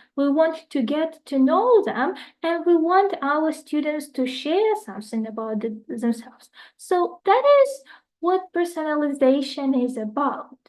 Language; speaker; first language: English; non-native, fluent; Ukrainian